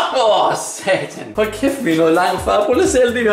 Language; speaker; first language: Danish; native; Danish